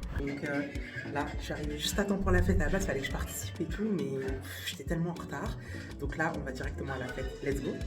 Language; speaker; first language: French; native; French